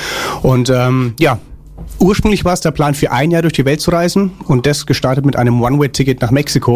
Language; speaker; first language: German; native; German